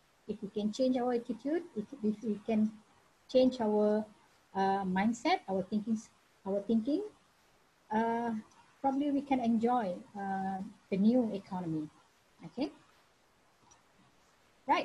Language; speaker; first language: English; non-native, local second language; Malay